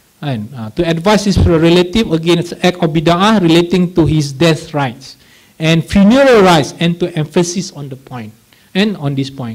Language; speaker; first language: English; non-native, local second language; Malay